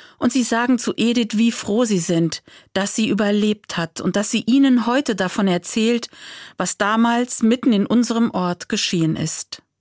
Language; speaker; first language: German; native; German